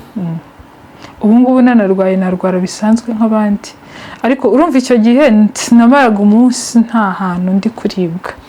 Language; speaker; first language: Kinyarwanda; native; Kinyarwanda